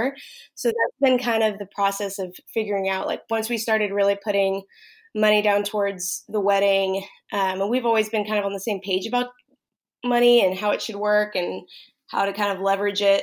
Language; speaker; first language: English; native; English